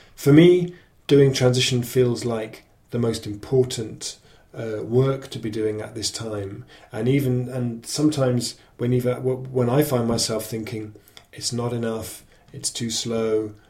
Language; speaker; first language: English; native; English